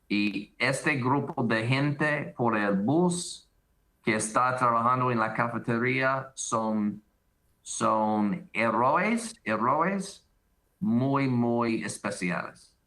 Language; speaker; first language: Spanish; non-native, learner; English